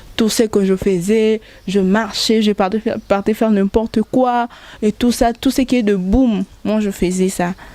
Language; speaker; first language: French; non-native, local second language; Lingala